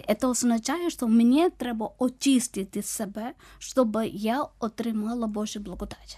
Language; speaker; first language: Ukrainian; non-native, learner; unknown